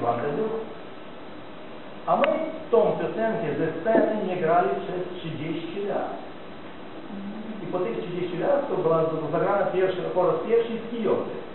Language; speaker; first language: Polish; non-native, learner; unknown